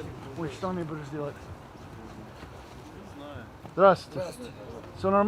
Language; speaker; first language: Russian; non-native, learner; English